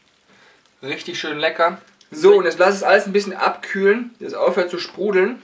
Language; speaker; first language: German; native; German